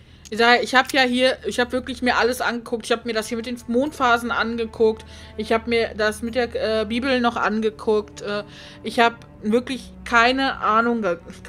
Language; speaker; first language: German; native; German